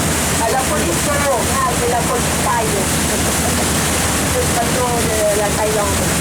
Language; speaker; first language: French; non-native, learner; Thai